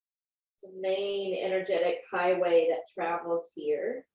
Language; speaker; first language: English; native; English